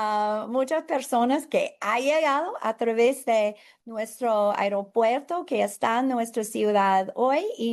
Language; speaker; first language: Spanish; non-native, learner; English